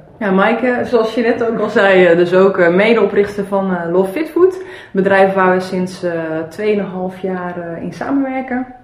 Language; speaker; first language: Dutch; early bilingual, other home language; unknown